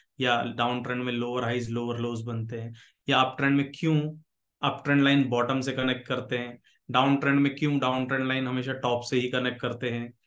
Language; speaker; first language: Hindi; native; Hindi